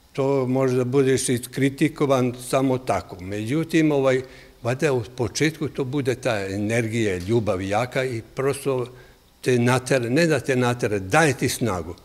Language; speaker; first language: Croatian; native; Croatian